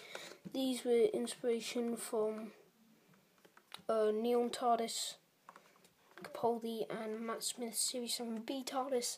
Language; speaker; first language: English; native; English